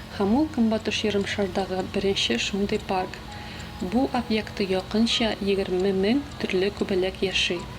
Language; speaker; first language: Tatar; native; Tatar